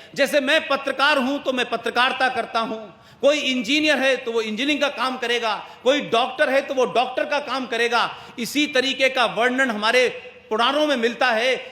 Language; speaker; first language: Hindi; native; Hindi